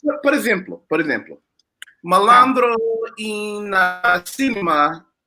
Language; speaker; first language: Portuguese; non-native, learner; English